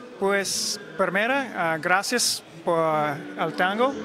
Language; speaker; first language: Spanish; non-native, learner; English